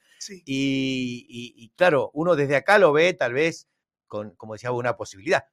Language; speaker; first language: Spanish; native; Spanish